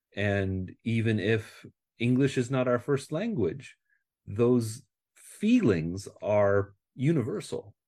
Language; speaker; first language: English; native; English